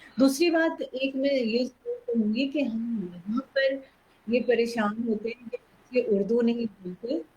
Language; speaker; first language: Urdu; native; Urdu